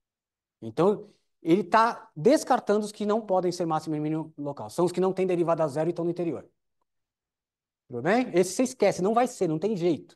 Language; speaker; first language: Portuguese; native; Portuguese